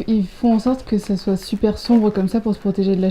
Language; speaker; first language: French; native; French